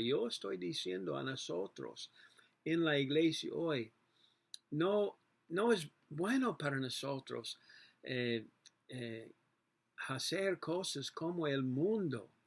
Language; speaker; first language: Spanish; non-native, learner; English